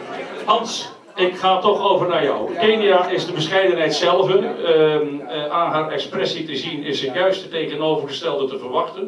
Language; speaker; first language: Dutch; native; Dutch